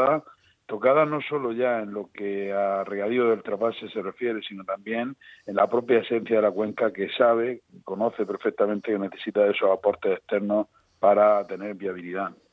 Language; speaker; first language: Spanish; native; Spanish